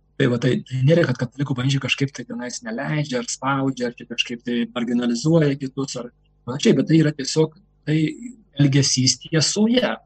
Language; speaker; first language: Lithuanian; native; Lithuanian